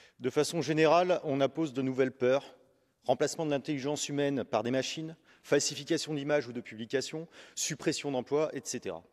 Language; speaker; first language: French; native; French